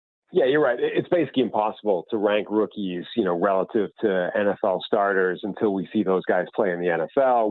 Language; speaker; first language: English; native; English